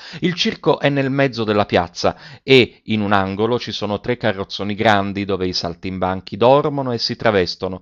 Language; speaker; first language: Italian; native; Italian